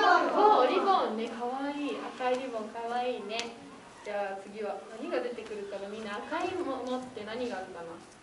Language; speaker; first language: Japanese; native; Japanese